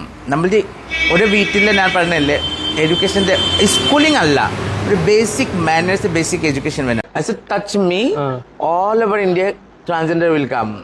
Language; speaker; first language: Malayalam; non-native, local second language; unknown